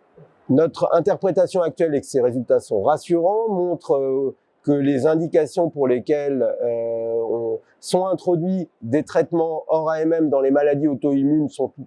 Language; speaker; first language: French; native; French